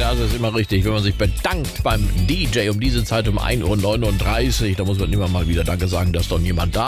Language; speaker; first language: German; native; German